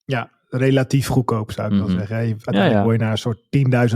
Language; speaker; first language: Dutch; native; Dutch